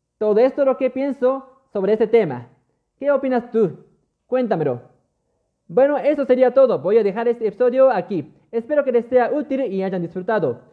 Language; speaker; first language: Spanish; non-native, fluent; Japanese